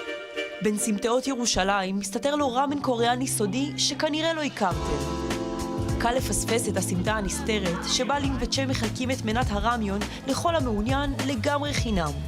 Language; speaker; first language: Hebrew; native; Hebrew